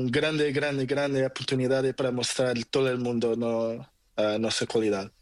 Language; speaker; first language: Spanish; non-native, learner; Portuguese